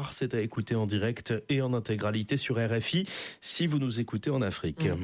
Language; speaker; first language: French; native; French